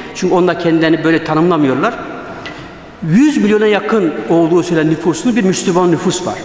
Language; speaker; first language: Turkish; early bilingual, other home language; Uyghur